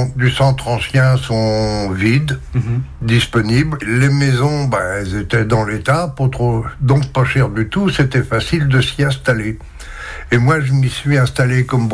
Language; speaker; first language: French; native; French